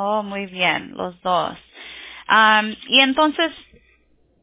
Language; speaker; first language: Spanish; early bilingual, heritage; Spanish